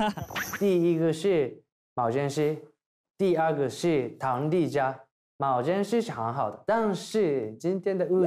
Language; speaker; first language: Chinese; non-native, learner; Thai